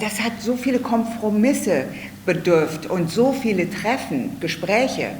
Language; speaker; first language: German; native; German